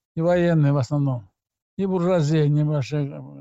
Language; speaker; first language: Russian; non-native, local second language; Azerbaijani